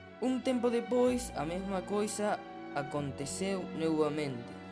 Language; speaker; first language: Portuguese; non-native, learner; Spanish